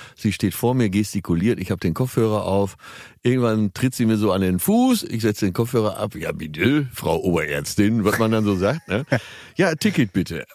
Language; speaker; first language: German; native; German